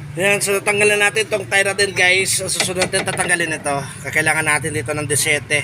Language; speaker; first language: Filipino; non-native, local second language; Cebuano